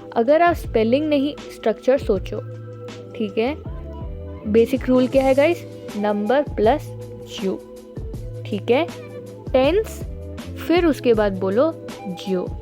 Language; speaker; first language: Hindi; native; Hindi